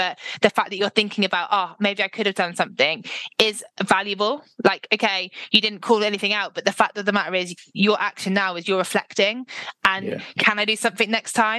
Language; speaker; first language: English; native; English